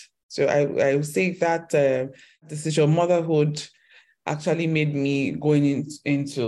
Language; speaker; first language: English; non-native, local second language; Yoruba